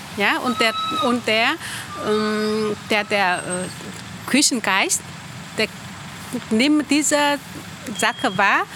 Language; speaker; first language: German; non-native, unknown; Vietnamese